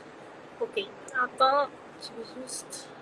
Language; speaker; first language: French; non-native, fluent; Spanish